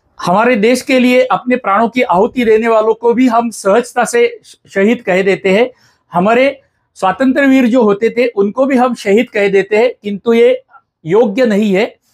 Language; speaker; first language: Hindi; non-native, local second language; Marathi